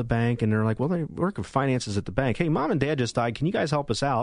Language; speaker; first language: English; native; English